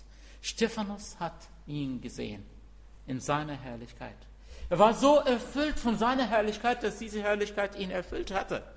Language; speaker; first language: German; non-native, fluent; Arabic